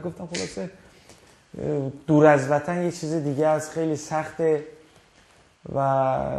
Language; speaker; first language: Persian; native; Persian